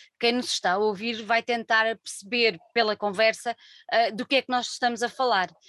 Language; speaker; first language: Portuguese; native; Portuguese